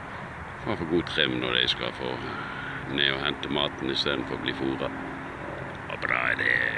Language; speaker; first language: Norwegian; native; Norwegian